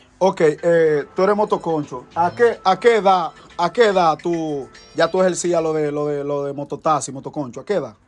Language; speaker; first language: Spanish; native; Spanish